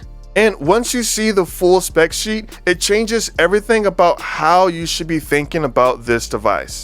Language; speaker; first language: English; native; English